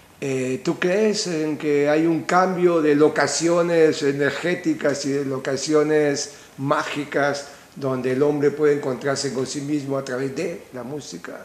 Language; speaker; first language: Spanish; native; Spanish